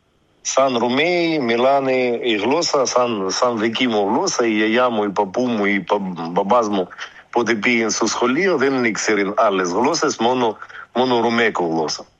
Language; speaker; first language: Greek; early bilingual, heritage; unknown